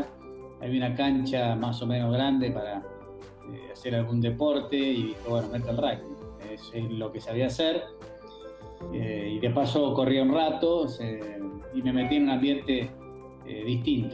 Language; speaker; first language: Spanish; native; Spanish